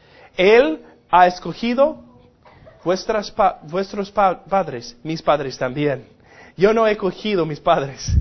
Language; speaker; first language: Spanish; non-native, fluent; English